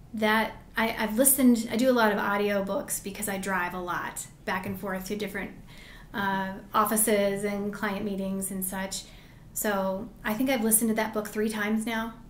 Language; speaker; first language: English; native; English